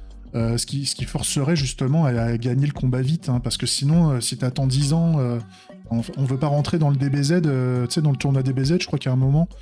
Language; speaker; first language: French; native; French